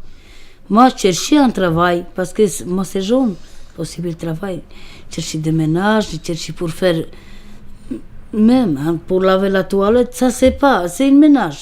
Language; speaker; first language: French; non-native, learner; Romanian